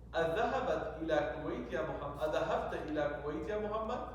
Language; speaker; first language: Arabic; non-native, fluent; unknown